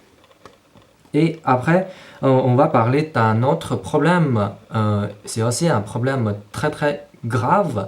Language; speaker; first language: French; non-native, fluent; Chinese